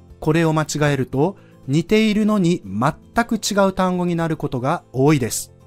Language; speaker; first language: Japanese; native; Japanese